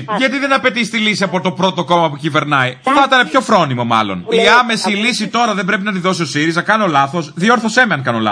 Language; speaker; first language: Greek; native; Greek